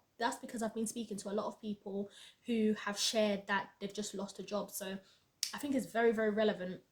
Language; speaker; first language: English; native; English